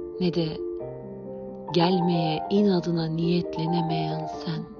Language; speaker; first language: Turkish; native; Turkish